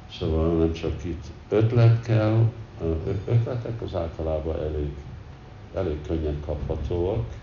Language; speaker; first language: Hungarian; early bilingual, heritage; Hungarian